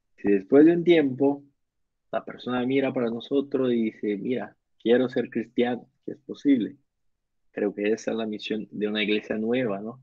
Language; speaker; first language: Spanish; non-native, learner; Portuguese